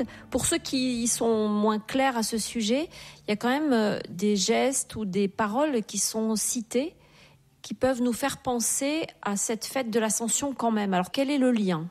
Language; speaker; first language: French; native; French